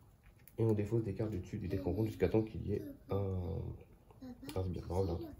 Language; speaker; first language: French; native; French